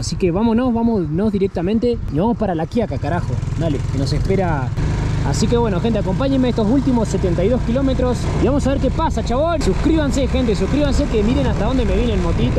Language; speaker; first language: Spanish; native; Spanish